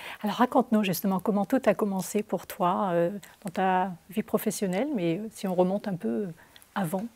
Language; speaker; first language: French; native; French